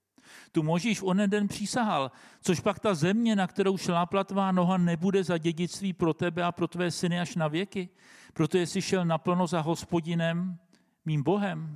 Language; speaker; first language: Czech; native; Czech